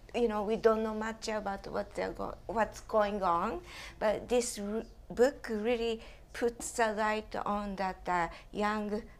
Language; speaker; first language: English; non-native, fluent; Japanese